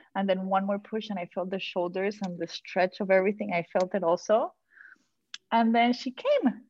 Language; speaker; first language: English; non-native, fluent; Spanish